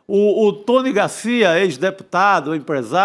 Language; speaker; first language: Portuguese; native; Portuguese